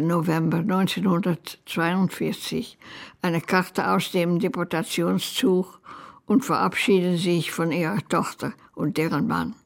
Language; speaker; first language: German; non-native, fluent; Dutch